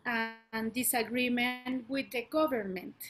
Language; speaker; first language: English; non-native, learner; Spanish